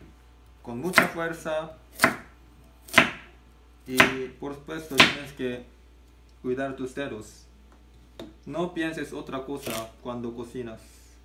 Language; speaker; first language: Spanish; non-native, learner; Korean